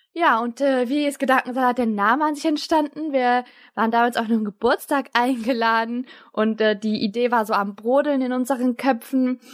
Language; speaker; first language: German; early bilingual, other home language; Turkish